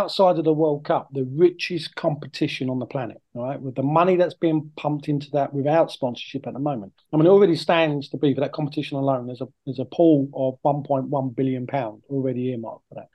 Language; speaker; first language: English; native; English